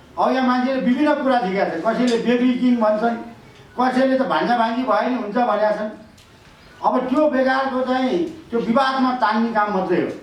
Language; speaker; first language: Nepali; native; Nepali